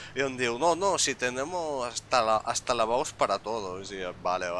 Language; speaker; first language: Spanish; non-native, local second language; Catalan